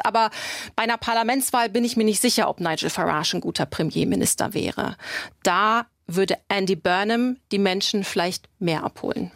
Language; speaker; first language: German; native; German